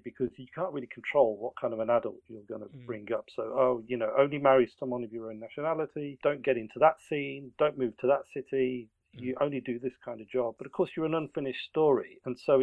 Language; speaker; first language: English; native; English